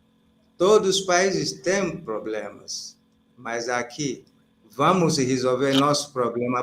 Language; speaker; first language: Portuguese; non-native, fluent; Igbo